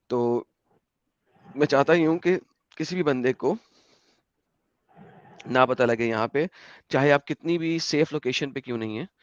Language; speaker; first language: Hindi; native; Hindi